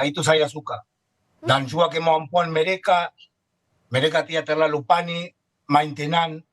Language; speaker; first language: Indonesian; non-native, fluent; Spanish